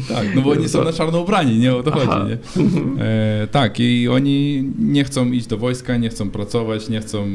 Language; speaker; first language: Polish; non-native, fluent; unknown